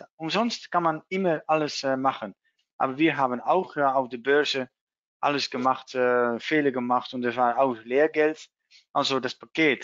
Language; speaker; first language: German; non-native, learner; Dutch